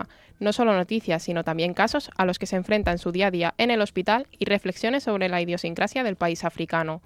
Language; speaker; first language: Spanish; native; Spanish